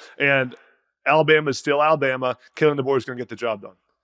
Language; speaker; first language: English; native; English